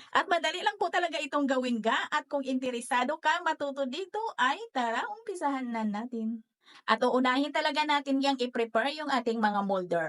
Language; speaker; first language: Filipino; non-native, local second language; Cebuano